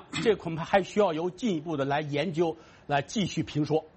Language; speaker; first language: Chinese; native; Chinese